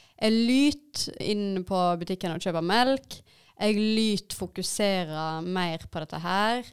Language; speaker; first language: Norwegian; native; Norwegian